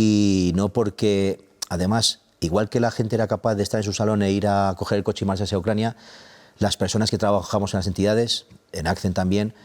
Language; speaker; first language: Spanish; native; Spanish